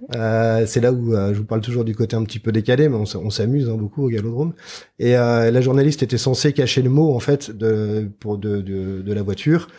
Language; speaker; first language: French; native; French